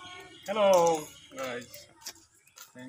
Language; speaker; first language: English; non-native, learner; Bangla